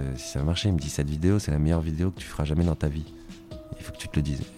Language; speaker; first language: French; native; French